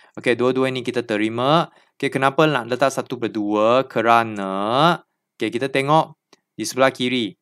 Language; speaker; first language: Malay; non-native, local second language; Chinese